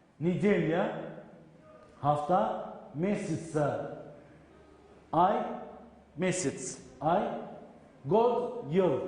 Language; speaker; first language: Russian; non-native, learner; Turkish